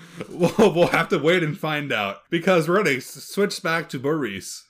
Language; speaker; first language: English; native; English